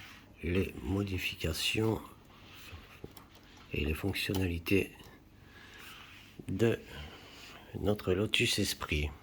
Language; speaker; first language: French; native; French